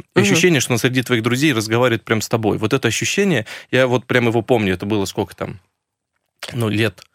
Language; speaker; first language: Russian; native; Russian